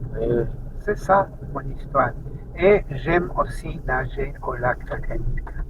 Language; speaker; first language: French; non-native, fluent; Spanish